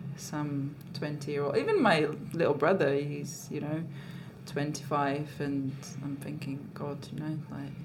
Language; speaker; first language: English; non-native, fluent; Slovak